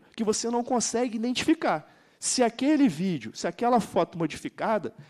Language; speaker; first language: Portuguese; native; Portuguese